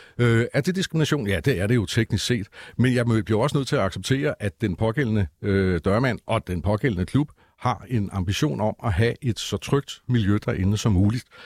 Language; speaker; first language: Danish; native; Danish